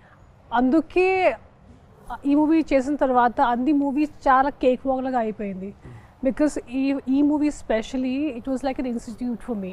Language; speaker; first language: Telugu; non-native, fluent; Hindi